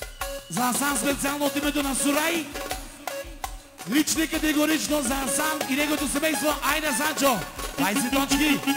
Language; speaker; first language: Bulgarian; non-native, local second language; Turkish